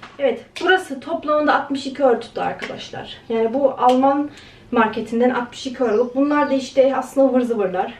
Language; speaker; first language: Turkish; early bilingual, heritage; Turkish